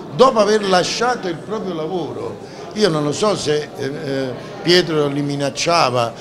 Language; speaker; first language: Italian; native; Italian